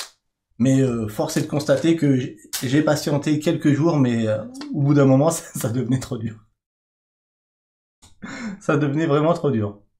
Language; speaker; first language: French; native; French